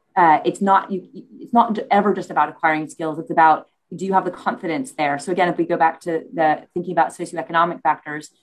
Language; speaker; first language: English; native; English